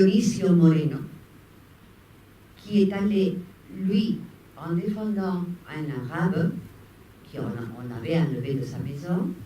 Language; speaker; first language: French; non-native, fluent; Spanish